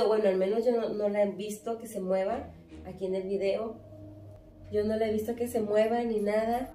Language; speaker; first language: Spanish; native; Spanish